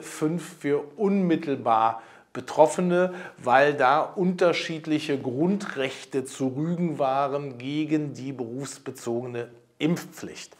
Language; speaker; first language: German; native; German